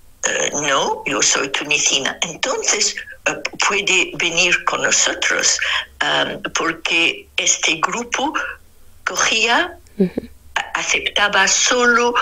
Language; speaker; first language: Spanish; non-native, fluent; Arabic